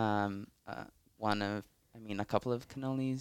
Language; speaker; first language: English; non-native, fluent; Italian